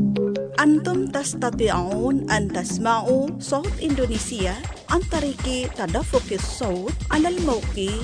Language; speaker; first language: Arabic; non-native, fluent; Indonesian